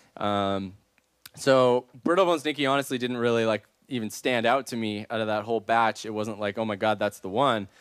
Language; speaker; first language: English; native; English